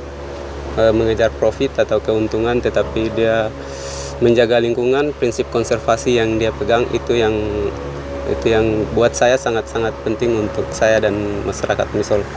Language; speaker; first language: Indonesian; non-native, local second language; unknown